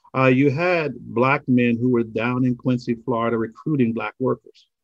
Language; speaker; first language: English; native; English